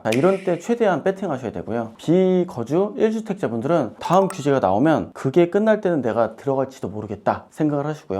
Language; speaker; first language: Korean; native; Korean